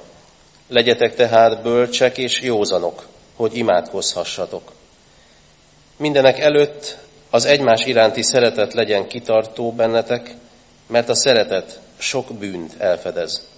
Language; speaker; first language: Hungarian; native; Hungarian